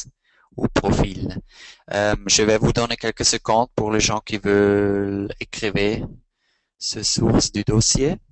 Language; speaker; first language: French; non-native, fluent; Spanish